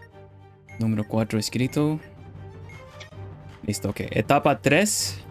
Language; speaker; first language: Spanish; non-native, learner; Dutch